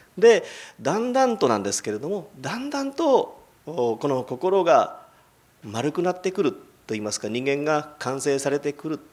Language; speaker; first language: Japanese; native; Japanese